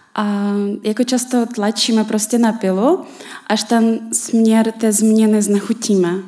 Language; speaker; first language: Czech; non-native, fluent; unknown